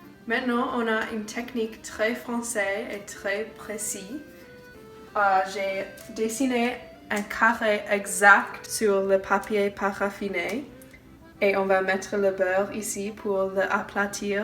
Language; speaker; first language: French; non-native, learner; English